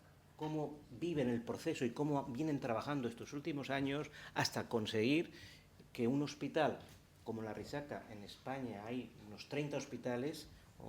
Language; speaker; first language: Spanish; native; Spanish